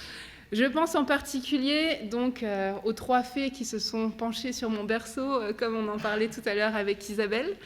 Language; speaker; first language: French; native; French